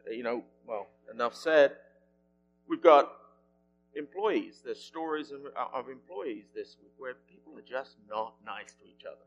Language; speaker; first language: English; native; English